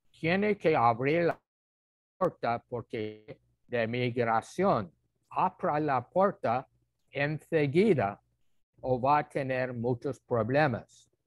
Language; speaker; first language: Spanish; non-native, fluent; English